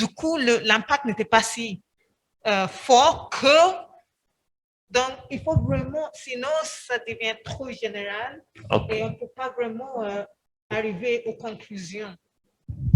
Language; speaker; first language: French; non-native, fluent; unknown